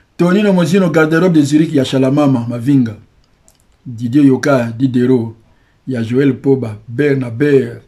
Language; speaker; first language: French; non-native, local second language; Lingala